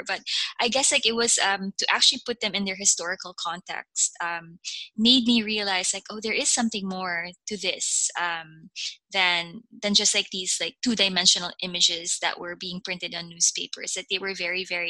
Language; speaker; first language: English; non-native, local second language; Filipino